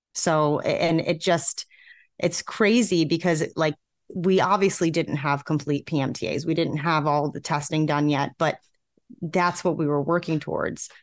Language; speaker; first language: English; native; English